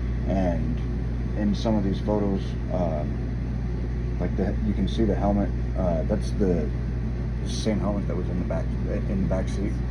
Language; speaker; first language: English; native; English